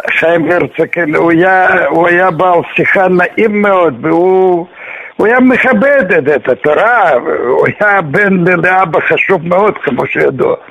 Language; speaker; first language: Hebrew; non-native, fluent; Russian